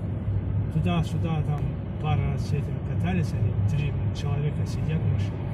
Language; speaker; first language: Russian; non-native, learner; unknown